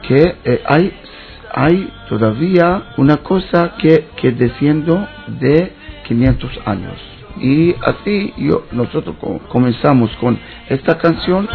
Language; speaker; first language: Spanish; non-native, learner; Hebrew